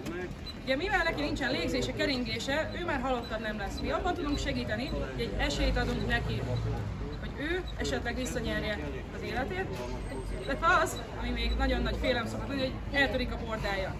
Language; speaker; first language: Hungarian; native; Hungarian